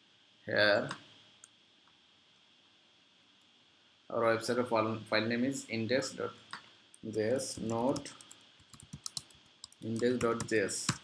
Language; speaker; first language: English; non-native, local second language; Bangla